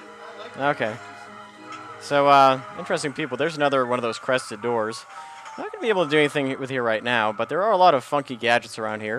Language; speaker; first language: English; native; English